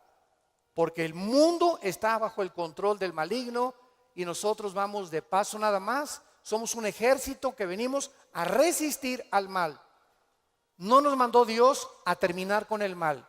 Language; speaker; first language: Spanish; native; Spanish